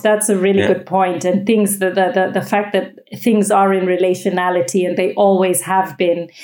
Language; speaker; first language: English; native; English